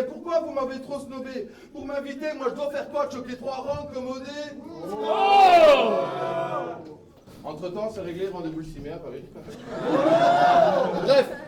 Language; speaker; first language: French; native; French